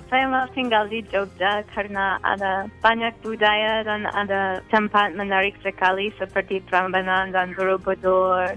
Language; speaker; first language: Indonesian; non-native, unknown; English